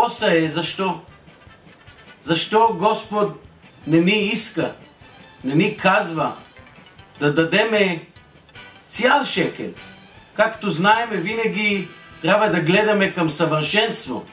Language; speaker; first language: Bulgarian; non-native, fluent; Hebrew